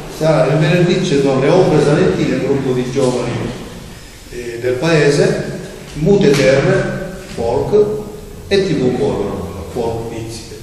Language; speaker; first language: Italian; native; Italian